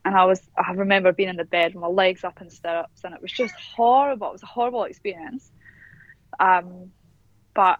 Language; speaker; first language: English; native; English